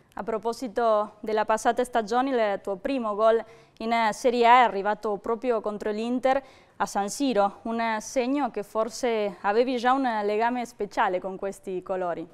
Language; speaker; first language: Italian; native; Italian